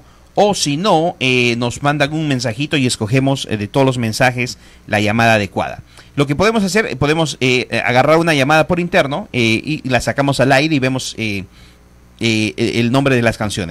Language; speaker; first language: Spanish; native; Spanish